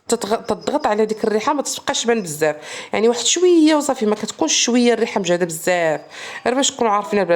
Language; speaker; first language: Arabic; native; Arabic